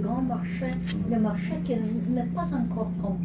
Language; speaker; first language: French; non-native, learner; English